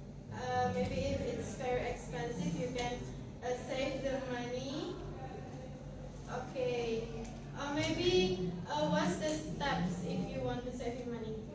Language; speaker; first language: English; non-native, fluent; Indonesian